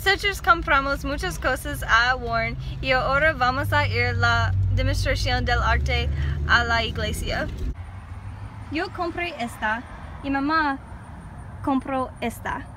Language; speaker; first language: Spanish; non-native, learner; English